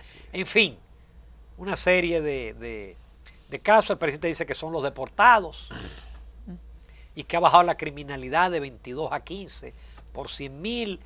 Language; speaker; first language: Spanish; native; Spanish